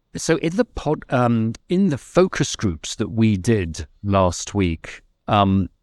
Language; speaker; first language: English; native; English